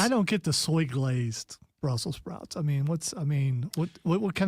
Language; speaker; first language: English; native; English